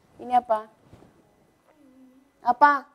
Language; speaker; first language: Indonesian; native; Indonesian